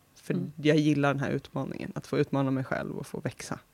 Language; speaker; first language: Swedish; native; Swedish